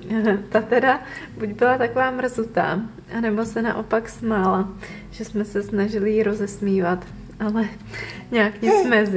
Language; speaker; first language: Czech; native; Czech